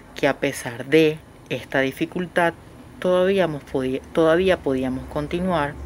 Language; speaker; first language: Spanish; native; Spanish